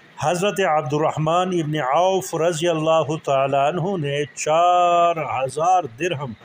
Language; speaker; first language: Urdu; non-native, local second language; Pashto